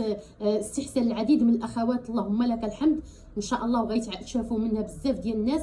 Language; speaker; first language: Arabic; native; Arabic